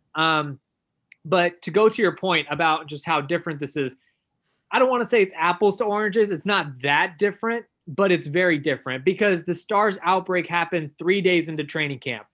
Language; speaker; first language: English; native; English